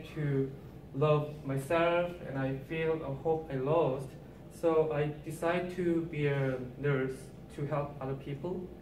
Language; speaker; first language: English; non-native, learner; Korean